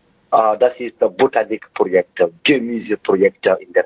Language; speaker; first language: German; non-native, fluent; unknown